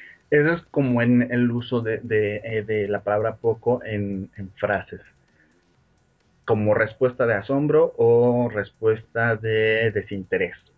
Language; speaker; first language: Spanish; native; Spanish